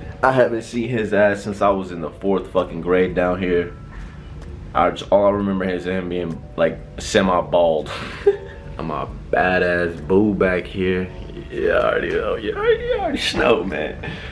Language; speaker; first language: English; early bilingual, other home language; Spanish